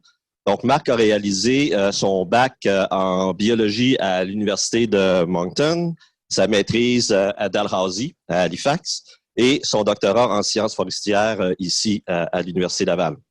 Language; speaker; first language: French; native; French